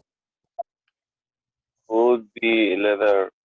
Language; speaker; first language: English; non-native, learner; Spanish